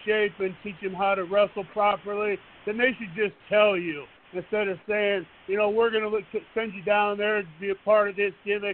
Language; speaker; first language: English; native; English